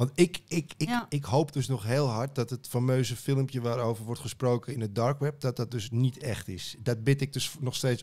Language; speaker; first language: Dutch; native; Dutch